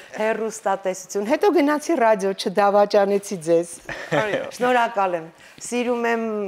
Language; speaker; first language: Armenian; native; Armenian